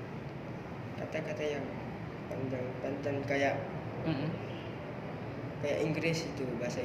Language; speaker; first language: Indonesian; non-native, learner; Malay